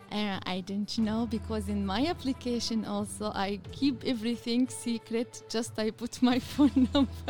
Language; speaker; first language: English; non-native, learner; Arabic